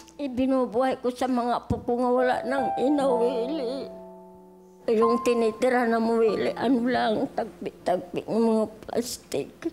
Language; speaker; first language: Filipino; non-native, local second language; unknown